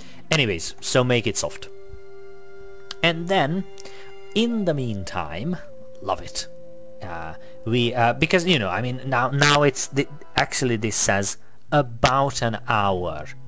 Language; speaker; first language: English; non-native, fluent; Hungarian